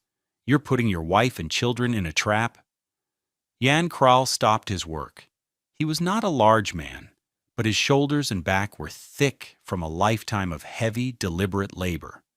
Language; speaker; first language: English; native; English